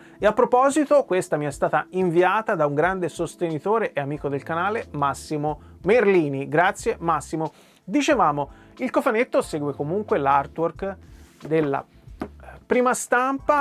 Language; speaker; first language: Italian; native; Italian